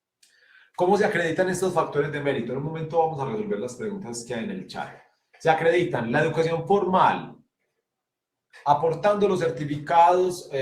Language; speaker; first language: Spanish; native; Spanish